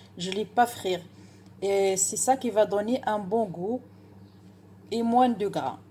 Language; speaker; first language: French; non-native, local second language; Arabic